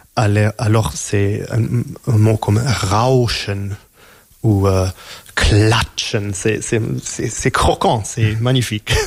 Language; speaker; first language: French; non-native, fluent; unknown